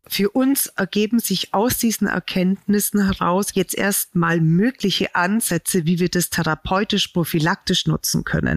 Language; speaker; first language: German; native; German